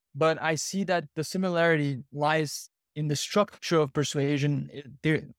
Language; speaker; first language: English; non-native, fluent; Portuguese